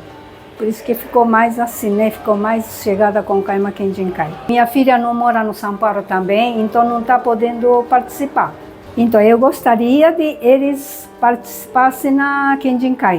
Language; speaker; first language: Portuguese; non-native, learner; Japanese